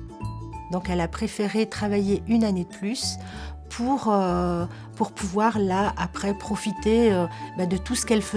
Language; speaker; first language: French; native; French